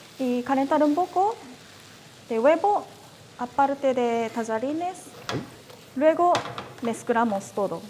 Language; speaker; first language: Spanish; non-native, fluent; Japanese